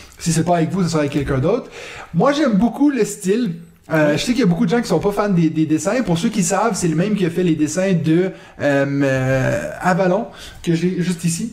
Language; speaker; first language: French; non-native, local second language; German